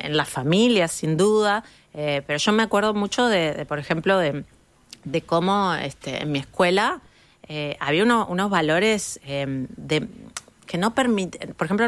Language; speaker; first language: Spanish; native; Spanish